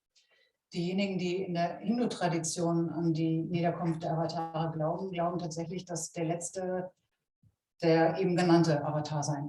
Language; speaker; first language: German; native; German